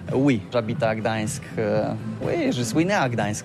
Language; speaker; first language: French; non-native, fluent; Polish